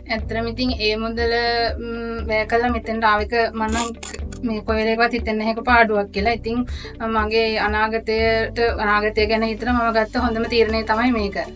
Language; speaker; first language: Sinhala; native; Sinhala